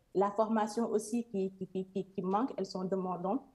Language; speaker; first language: French; non-native, local second language; Serer